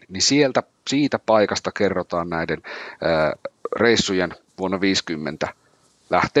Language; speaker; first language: Finnish; native; Finnish